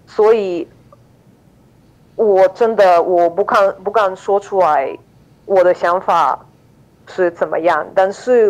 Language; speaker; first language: Chinese; non-native, fluent; Ukrainian